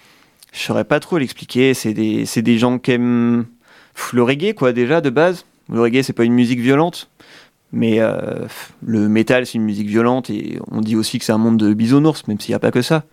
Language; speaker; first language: French; native; French